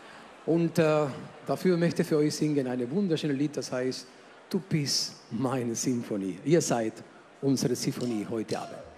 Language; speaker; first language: German; non-native, fluent; Spanish